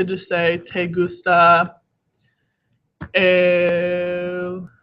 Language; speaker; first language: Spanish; non-native, fluent; English